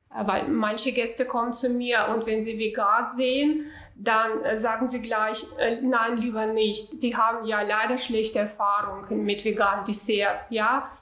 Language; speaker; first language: German; non-native, fluent; Russian